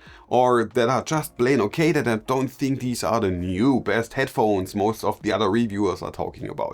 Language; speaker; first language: English; non-native, fluent; German